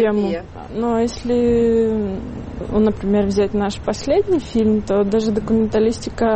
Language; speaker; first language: Russian; native; Russian